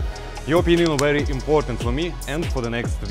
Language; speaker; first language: English; non-native, learner; Russian